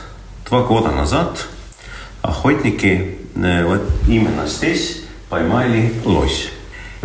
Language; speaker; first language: Russian; non-native, local second language; Estonian